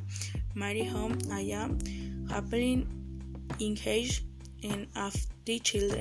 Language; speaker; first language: English; non-native, learner; Spanish